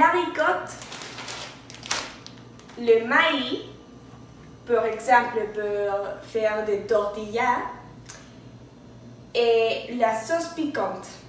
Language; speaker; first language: French; non-native, learner; Spanish